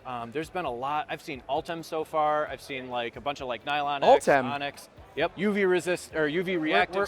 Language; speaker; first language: English; native; English